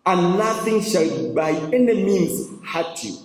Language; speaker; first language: English; non-native, local second language; Swahili